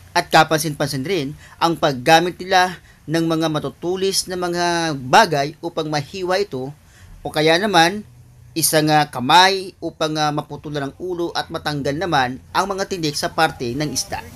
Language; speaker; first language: Filipino; non-native, local second language; Bikol